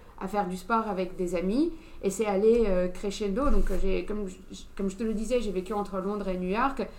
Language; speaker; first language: French; non-native, fluent; English